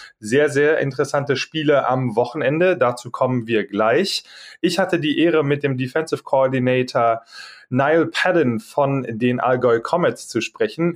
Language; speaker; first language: German; native; German